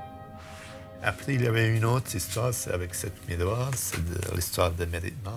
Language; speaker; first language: French; non-native, fluent; Bosnian